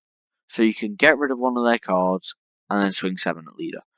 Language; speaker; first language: English; native; English